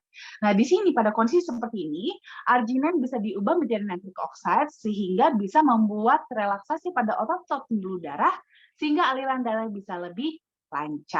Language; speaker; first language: Indonesian; native; Indonesian